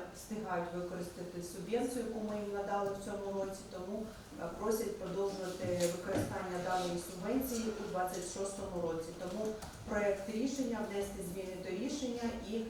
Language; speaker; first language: Ukrainian; native; Ukrainian